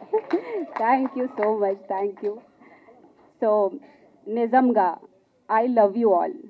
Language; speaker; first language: Telugu; non-native, learner; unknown